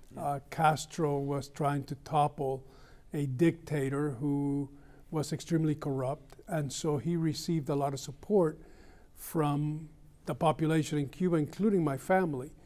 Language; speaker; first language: English; early bilingual, other home language; Spanish